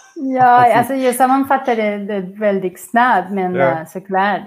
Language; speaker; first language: Swedish; non-native, fluent; Spanish